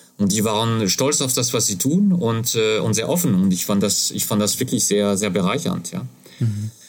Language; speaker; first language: German; non-native, fluent; French